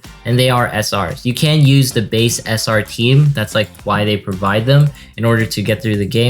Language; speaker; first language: English; native; English